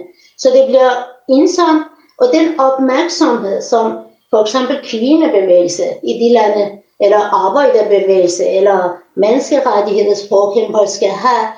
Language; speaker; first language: Danish; non-native, fluent; Persian